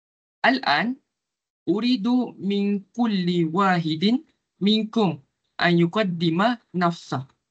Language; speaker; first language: Arabic; non-native, learner; Malay